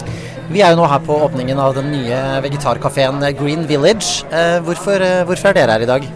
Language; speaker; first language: Norwegian; native; Norwegian